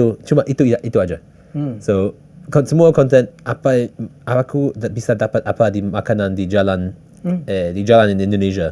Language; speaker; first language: Indonesian; early bilingual, heritage; English